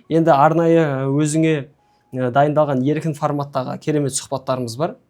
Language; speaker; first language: Kazakh; native; Kazakh